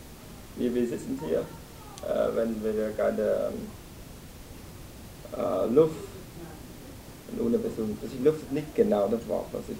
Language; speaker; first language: German; non-native, fluent; Vietnamese